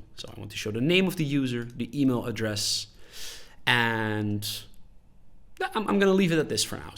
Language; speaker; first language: English; non-native, fluent; Dutch